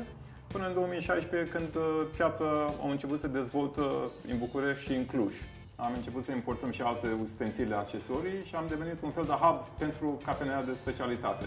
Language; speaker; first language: Romanian; non-native, fluent; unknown